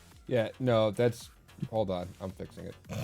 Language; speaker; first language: English; native; English